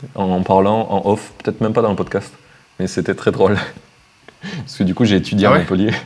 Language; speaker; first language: French; native; French